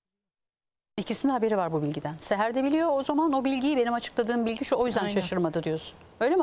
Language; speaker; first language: Turkish; native; Turkish